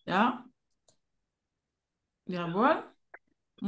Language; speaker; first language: German; non-native, fluent; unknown